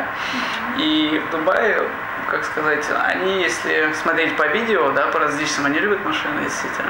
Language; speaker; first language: Russian; native; Russian